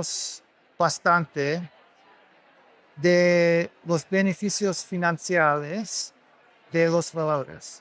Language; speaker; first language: Spanish; non-native, learner; English